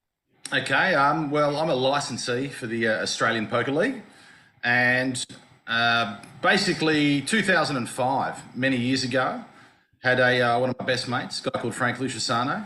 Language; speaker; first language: English; native; English